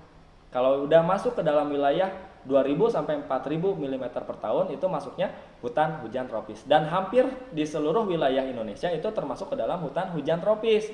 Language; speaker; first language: Indonesian; native; Indonesian